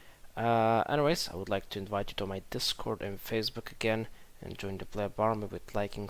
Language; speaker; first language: English; non-native, fluent; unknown